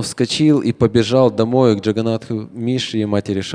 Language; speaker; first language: Russian; native; Russian